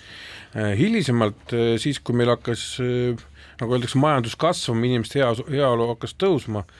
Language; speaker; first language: Estonian; native; Estonian